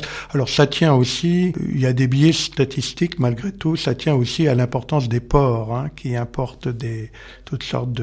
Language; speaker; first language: French; native; French